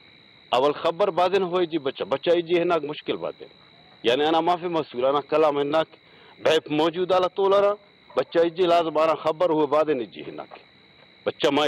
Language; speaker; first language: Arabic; non-native, learner; Urdu